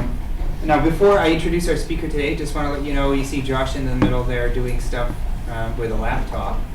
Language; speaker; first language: English; native; English